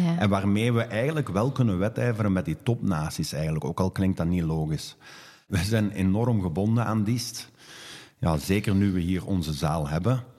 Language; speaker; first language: Dutch; native; Dutch